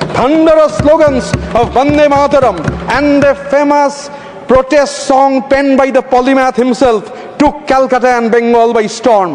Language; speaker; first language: English; non-native, local second language; Bangla